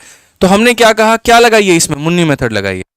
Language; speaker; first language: Hindi; native; Hindi